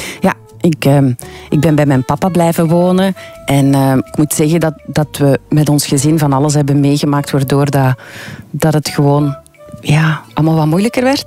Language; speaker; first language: Dutch; native; Dutch